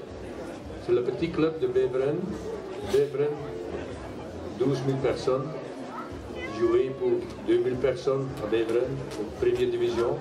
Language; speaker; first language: French; non-native, learner; Dutch